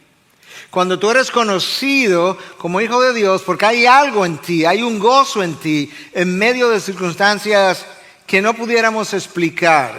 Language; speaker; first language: Spanish; native; Spanish